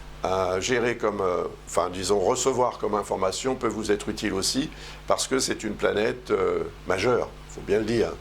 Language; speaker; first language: French; native; French